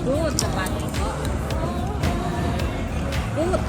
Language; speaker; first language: English; non-native, learner; Thai